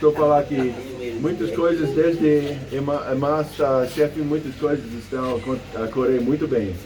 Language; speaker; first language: Portuguese; non-native, learner; English